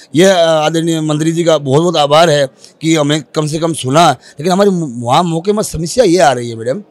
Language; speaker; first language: Hindi; native; Hindi